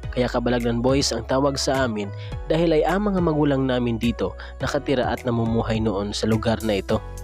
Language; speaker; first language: Filipino; non-native, local second language; Cebuano